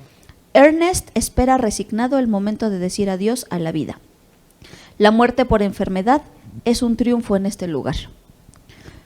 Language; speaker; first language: Spanish; native; Spanish